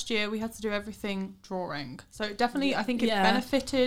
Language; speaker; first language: English; native; English